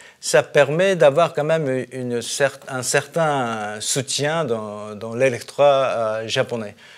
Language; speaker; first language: French; non-native, fluent; Japanese